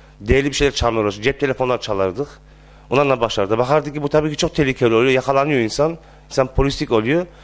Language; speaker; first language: Turkish; early bilingual, heritage; Turkish